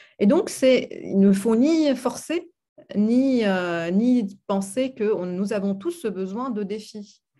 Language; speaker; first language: French; non-native, local second language; Arabic